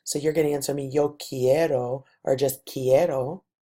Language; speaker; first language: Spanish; non-native, fluent; English